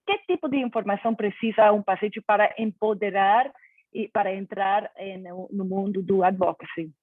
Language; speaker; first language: Portuguese; non-native, fluent; Spanish